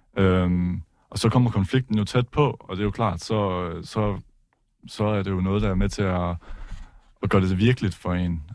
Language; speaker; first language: Danish; native; Danish